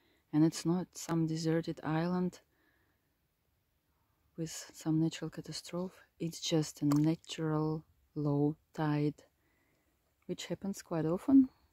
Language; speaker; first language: English; non-native, fluent; Russian